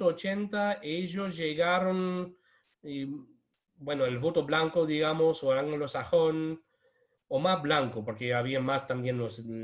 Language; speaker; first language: Spanish; non-native, fluent; English